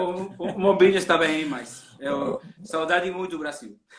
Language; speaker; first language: Portuguese; non-native, learner; Spanish